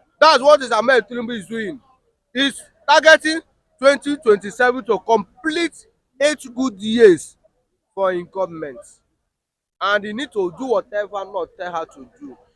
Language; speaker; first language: Nigerian Pidgin; non-native, local second language; Igbo